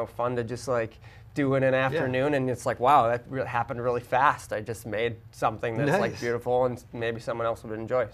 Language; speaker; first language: English; native; English